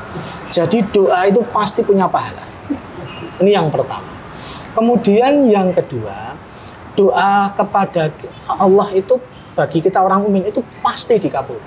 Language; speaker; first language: Indonesian; native; Indonesian